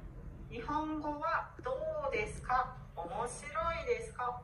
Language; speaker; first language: Japanese; non-native, learner; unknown